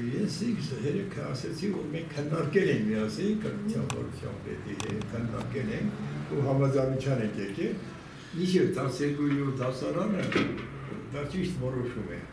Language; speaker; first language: Armenian; non-native, local second language; Kurdish